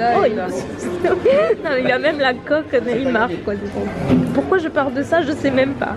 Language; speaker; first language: French; native; French